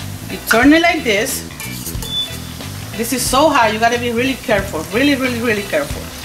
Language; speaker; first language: English; non-native, fluent; Spanish